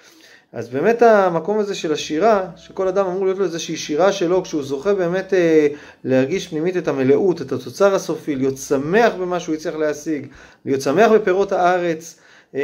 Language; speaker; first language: Hebrew; native; Hebrew